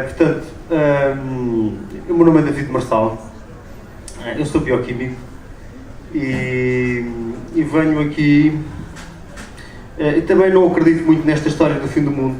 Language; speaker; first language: Portuguese; native; Portuguese